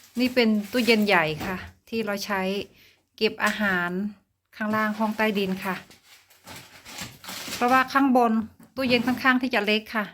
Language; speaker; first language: Thai; native; Thai